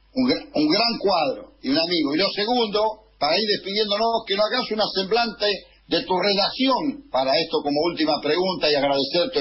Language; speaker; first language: Spanish; native; Spanish